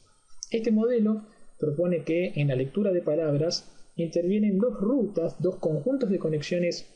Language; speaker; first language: Spanish; native; Spanish